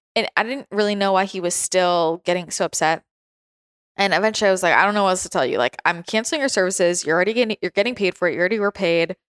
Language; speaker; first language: English; native; English